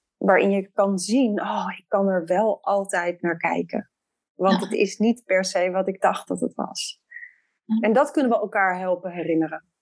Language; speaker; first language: Dutch; native; Dutch